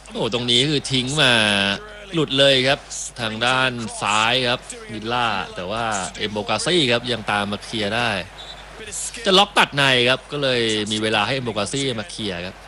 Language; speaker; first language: Thai; native; Thai